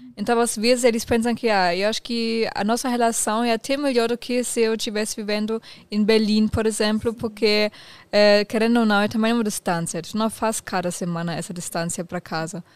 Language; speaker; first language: Portuguese; non-native, fluent; German